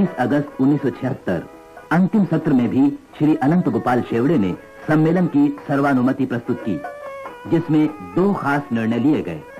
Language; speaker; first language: Hindi; native; Hindi